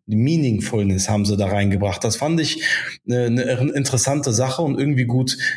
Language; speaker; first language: German; early bilingual, other home language; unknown